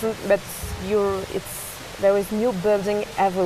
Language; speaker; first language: English; non-native, fluent; French